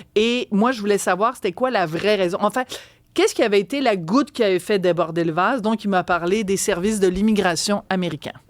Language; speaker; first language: French; native; French